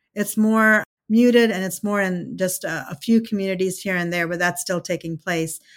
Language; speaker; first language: English; early bilingual, other home language; Telugu